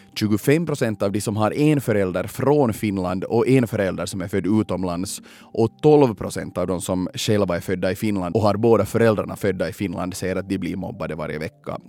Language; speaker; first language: Swedish; native; Swedish